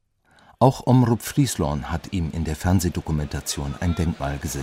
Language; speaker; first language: German; native; German